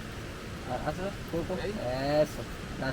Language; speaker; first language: Spanish; non-native, learner; German